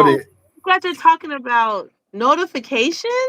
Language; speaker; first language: English; native; English